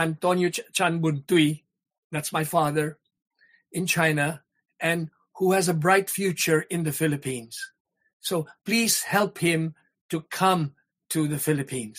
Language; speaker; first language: English; non-native, local second language; Hiligaynon